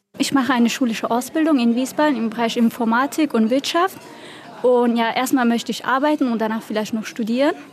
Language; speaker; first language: German; early bilingual, other home language; Persian